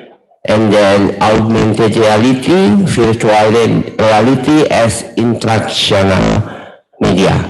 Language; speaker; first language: English; non-native, learner; Indonesian